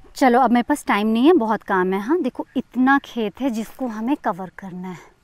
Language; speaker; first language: Hindi; native; Hindi